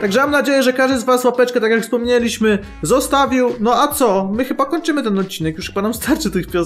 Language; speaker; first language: Polish; native; Polish